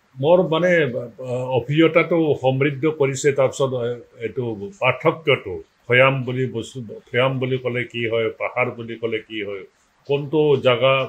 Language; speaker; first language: Assamese; non-native, local second language; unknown